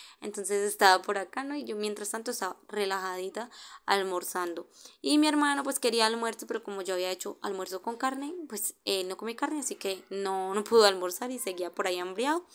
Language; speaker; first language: Spanish; native; Spanish